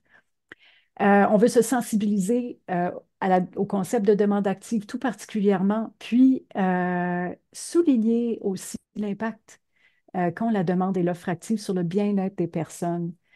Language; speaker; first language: French; native; French